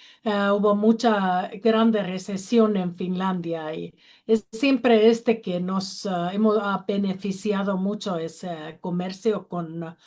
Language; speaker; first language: Spanish; non-native, learner; Finnish